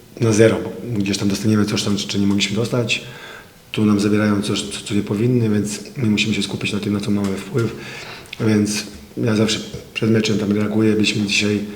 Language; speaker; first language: Polish; non-native, fluent; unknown